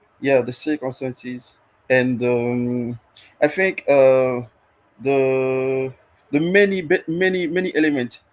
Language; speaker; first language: English; non-native, learner; French